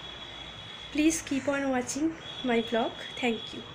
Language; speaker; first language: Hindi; non-native, local second language; Bangla